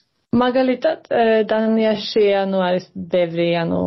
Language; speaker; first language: Georgian; early bilingual, heritage; Swedish